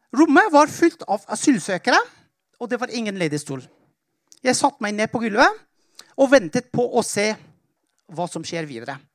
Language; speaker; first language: Norwegian; non-native, fluent; Persian